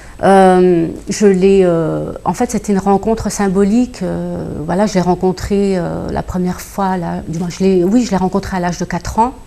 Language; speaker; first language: French; early bilingual, other home language; Kabyle